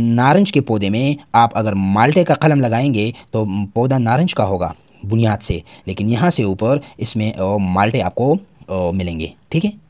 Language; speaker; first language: Urdu; non-native, local second language; Pashto